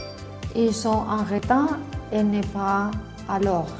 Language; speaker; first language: French; non-native, learner; Spanish